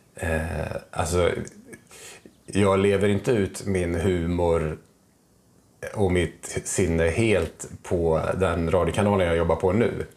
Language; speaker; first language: Swedish; native; Swedish